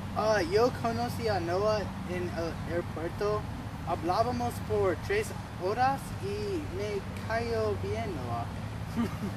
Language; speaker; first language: Spanish; non-native, learner; English